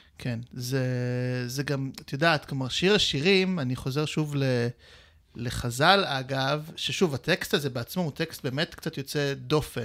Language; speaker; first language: Hebrew; native; Hebrew